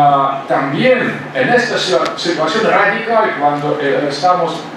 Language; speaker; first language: Spanish; non-native, fluent; Russian